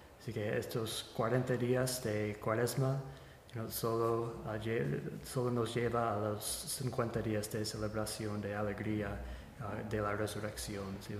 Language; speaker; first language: Spanish; non-native, fluent; English